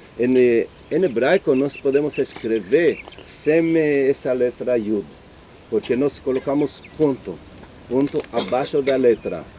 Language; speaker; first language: Portuguese; non-native, learner; Hebrew